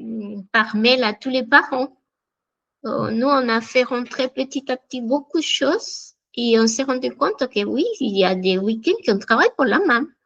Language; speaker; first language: French; non-native, fluent; Spanish